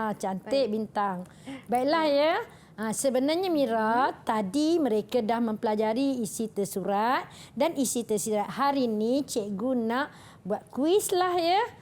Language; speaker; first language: Malay; native; Malay